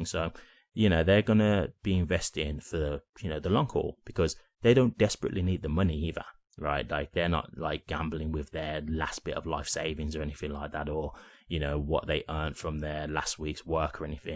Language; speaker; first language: English; native; English